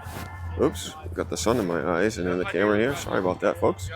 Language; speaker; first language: English; native; English